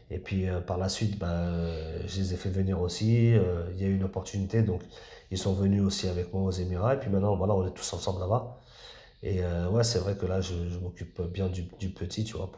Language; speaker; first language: French; native; French